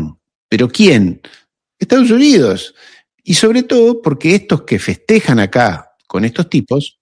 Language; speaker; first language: Spanish; native; Spanish